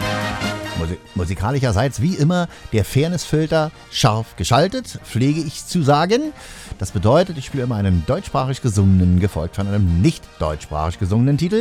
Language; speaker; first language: German; native; German